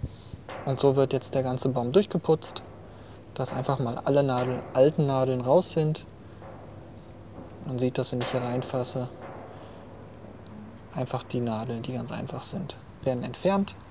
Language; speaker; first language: German; native; German